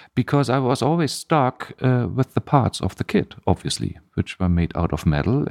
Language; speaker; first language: English; non-native, fluent; German